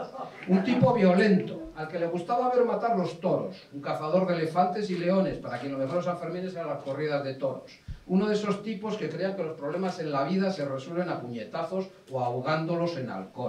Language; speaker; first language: Spanish; native; Spanish